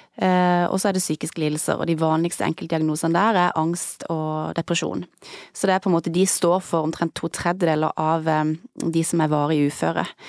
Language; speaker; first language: Norwegian; native; Norwegian